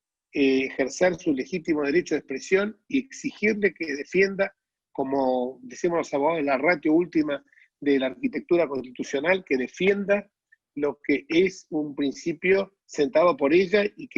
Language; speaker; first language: Spanish; native; Spanish